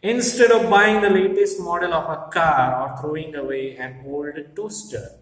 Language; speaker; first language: English; non-native, local second language; Gujarati